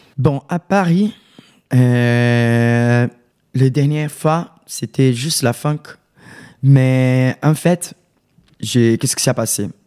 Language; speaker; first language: French; non-native, learner; Portuguese